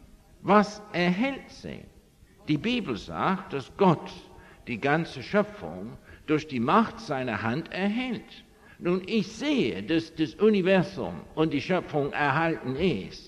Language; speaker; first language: German; non-native, fluent; English